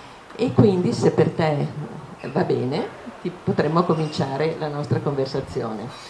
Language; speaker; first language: Italian; native; Italian